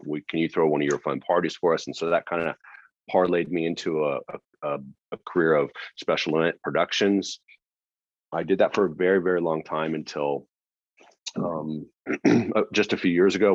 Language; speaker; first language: English; native; English